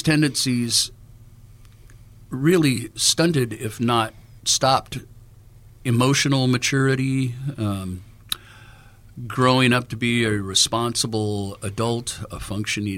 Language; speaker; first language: English; native; English